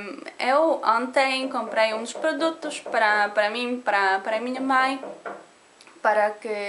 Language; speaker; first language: Portuguese; non-native, learner; Polish